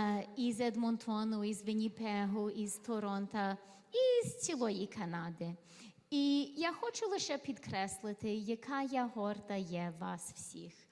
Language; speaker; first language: Ukrainian; early bilingual, heritage; Ukrainian